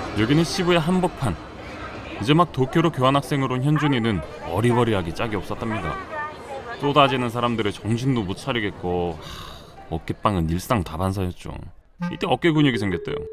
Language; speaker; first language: Korean; native; Korean